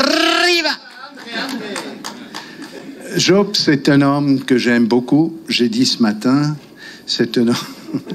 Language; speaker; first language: French; non-native, local second language; German